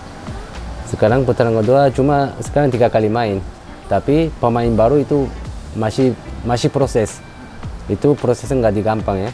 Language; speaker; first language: Indonesian; non-native, fluent; Korean